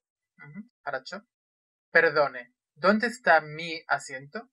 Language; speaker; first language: Spanish; non-native, fluent; Russian